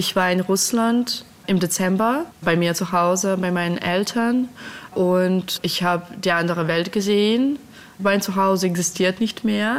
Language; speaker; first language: German; non-native, fluent; Russian